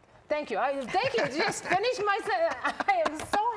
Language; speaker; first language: English; native; English